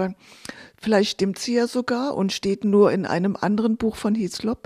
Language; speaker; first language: German; native; German